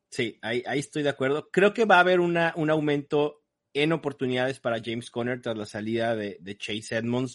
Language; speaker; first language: Spanish; native; Spanish